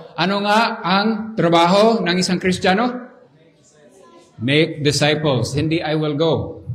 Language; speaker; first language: Filipino; non-native, learner; English